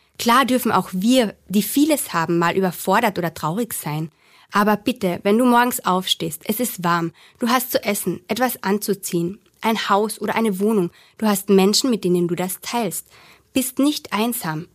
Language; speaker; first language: German; native; German